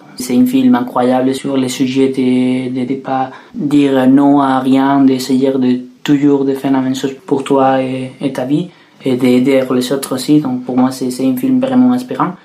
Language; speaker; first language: French; non-native, fluent; Spanish